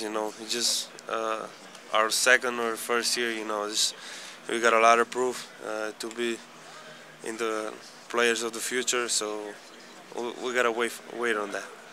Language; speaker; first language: English; non-native, fluent; Slovenian